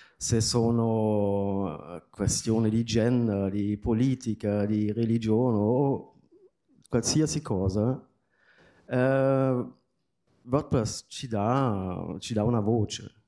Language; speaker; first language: Italian; non-native, fluent; German